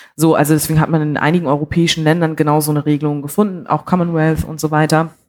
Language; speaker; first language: German; early bilingual, other home language; Bambara